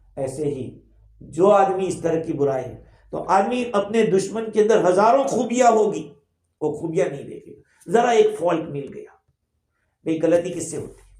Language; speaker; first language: Urdu; non-native, local second language; Gujarati